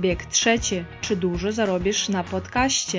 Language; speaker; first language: Polish; non-native, fluent; Russian